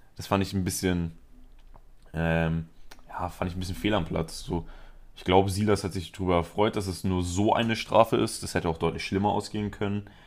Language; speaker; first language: German; early bilingual, other home language; Spanish